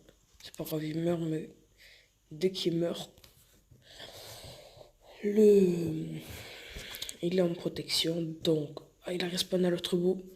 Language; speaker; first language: French; native; French